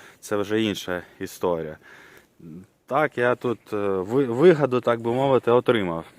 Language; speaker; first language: Ukrainian; non-native, local second language; Russian